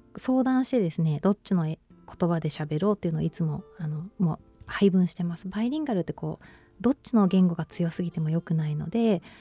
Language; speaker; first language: Japanese; native; Japanese